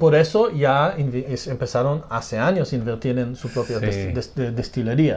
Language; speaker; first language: Spanish; non-native, fluent; English